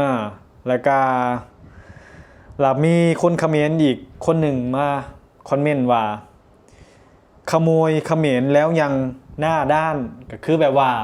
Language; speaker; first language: Thai; non-native, local second language; Northeastern Thai